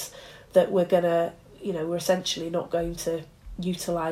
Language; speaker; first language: English; native; English